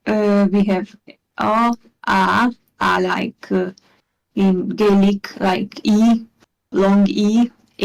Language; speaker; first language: English; non-native, learner; Hungarian